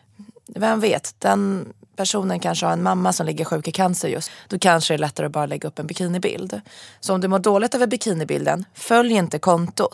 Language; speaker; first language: Swedish; native; Swedish